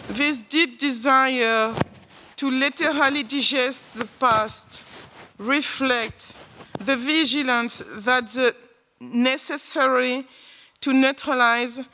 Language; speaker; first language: English; non-native, learner; French